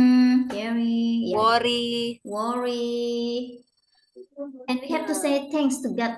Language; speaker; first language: English; non-native, learner; Indonesian